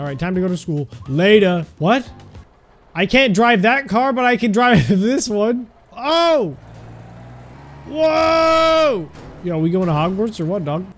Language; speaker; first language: English; native; English